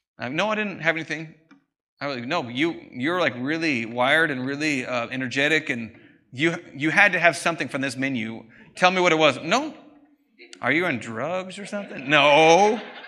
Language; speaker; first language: English; native; English